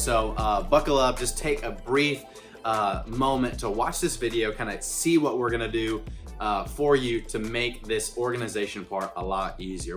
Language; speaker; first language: English; native; English